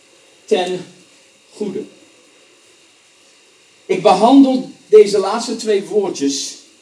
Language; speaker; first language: Dutch; native; Dutch